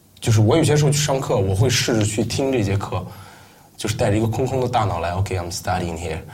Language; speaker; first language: Chinese; non-native, local second language; Uyghur